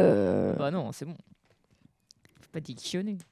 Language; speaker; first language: French; native; French